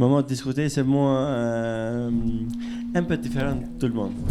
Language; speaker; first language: French; non-native, learner; Albanian